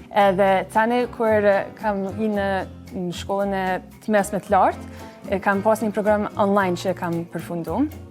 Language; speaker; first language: Albanian; early bilingual, other home language; English